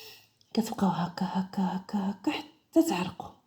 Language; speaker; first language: Arabic; native; Arabic